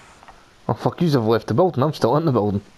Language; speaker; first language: English; native; English